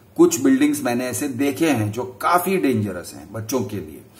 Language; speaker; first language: Hindi; non-native, local second language; Gujarati